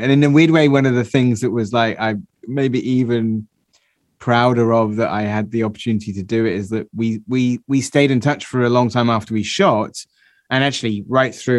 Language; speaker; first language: English; native; English